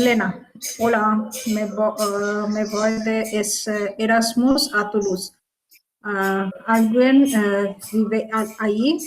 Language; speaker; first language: Spanish; non-native, learner; Bangla